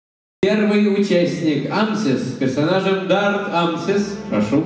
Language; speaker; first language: Russian; native; Russian